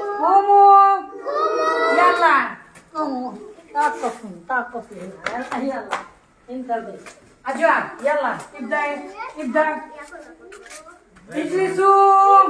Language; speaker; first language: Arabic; non-native, fluent; Bangla